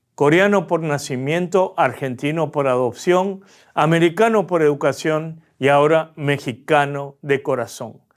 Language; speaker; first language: Spanish; early bilingual, other home language; Korean